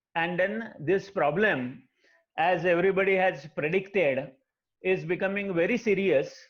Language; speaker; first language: English; non-native, local second language; Marathi